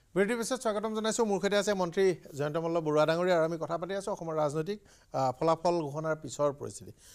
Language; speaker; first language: Assamese; native; Assamese